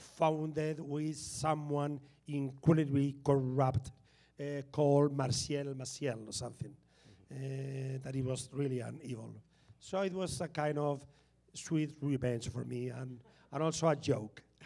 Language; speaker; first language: English; non-native, fluent; Spanish